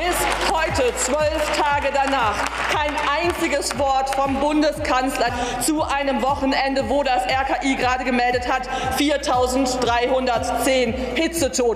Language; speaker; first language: German; native; German